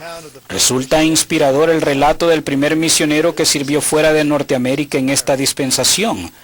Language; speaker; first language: Spanish; native; Spanish